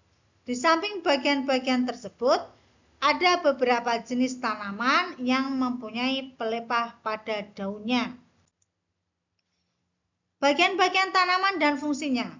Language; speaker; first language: Indonesian; native; Indonesian